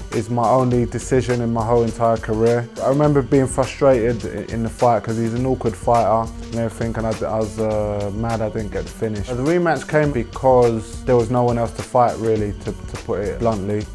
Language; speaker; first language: English; native; English